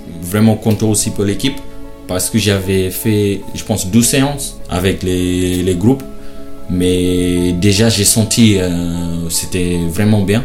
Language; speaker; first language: French; non-native, learner; Shona